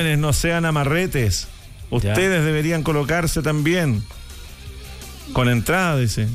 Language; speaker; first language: Spanish; native; Spanish